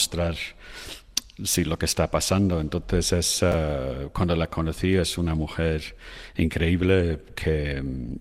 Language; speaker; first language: Spanish; non-native, fluent; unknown